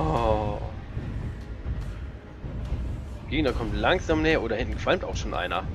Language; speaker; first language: German; native; German